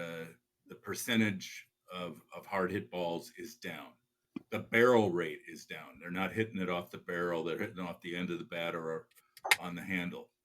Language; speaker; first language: English; native; English